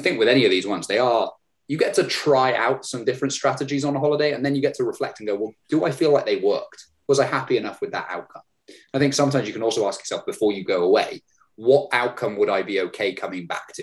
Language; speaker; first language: English; native; English